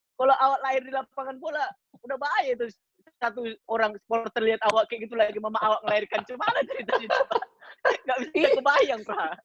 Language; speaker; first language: Indonesian; non-native, local second language; Batak Toba